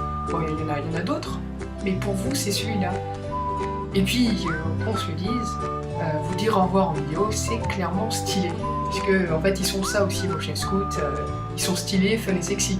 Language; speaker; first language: French; native; French